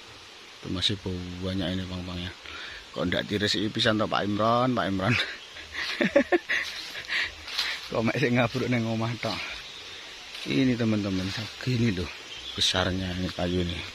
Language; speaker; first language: Indonesian; non-native, local second language; Javanese